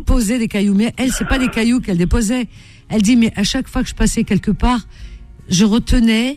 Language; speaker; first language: French; native; French